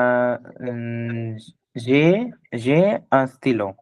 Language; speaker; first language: French; non-native, learner; Bangla